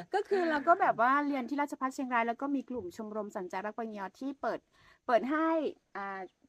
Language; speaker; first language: Thai; non-native, local second language; Karen languages